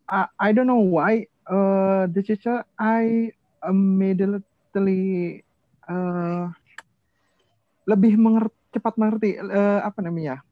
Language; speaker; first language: English; non-native, learner; Indonesian